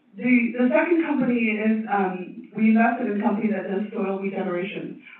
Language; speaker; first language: English; non-native, fluent; Chinese